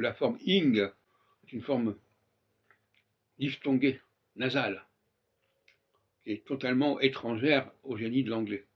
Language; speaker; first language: French; native; French